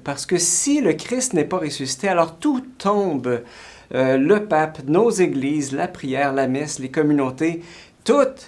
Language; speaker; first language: French; native; French